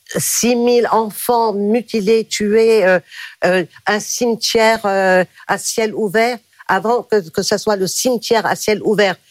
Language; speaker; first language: French; non-native, local second language; Arabic